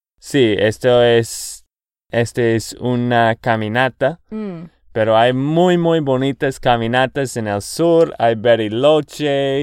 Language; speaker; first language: Spanish; non-native, fluent; English